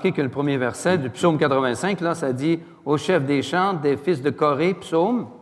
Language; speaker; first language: French; native; French